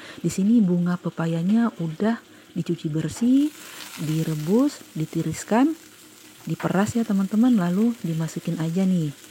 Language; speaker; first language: Indonesian; native; Indonesian